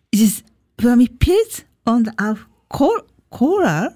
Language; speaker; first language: German; non-native, learner; Japanese